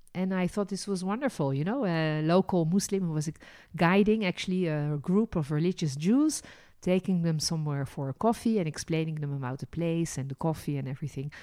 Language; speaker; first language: English; non-native, fluent; Dutch